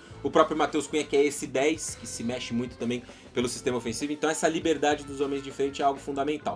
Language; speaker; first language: Portuguese; native; Portuguese